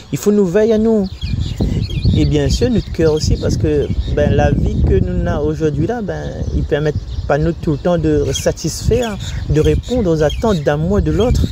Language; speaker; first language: French; non-native, local second language; Réunion Creole French